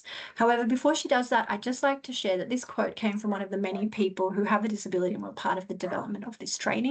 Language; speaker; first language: English; native; English